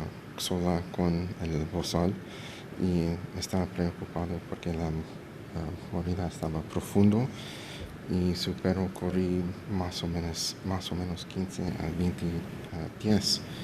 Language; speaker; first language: Spanish; early bilingual, heritage; English